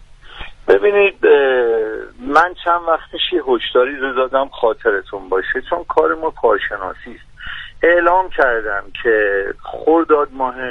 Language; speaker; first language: Persian; native; Persian